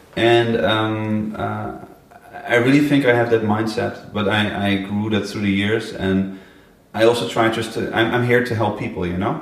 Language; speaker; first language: English; non-native, fluent; Dutch